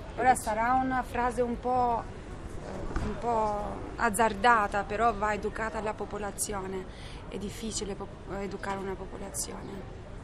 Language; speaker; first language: Italian; non-native, fluent; Albanian